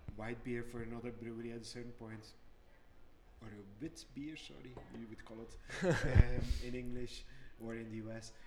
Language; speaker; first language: English; non-native, fluent; Dutch